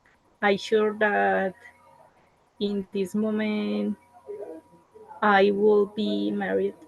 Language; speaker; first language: English; non-native, learner; Spanish